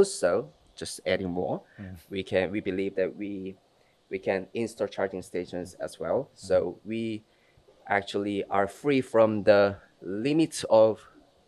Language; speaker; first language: English; non-native, fluent; Korean